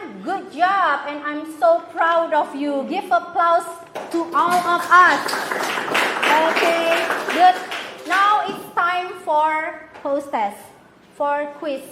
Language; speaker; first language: English; non-native, fluent; Indonesian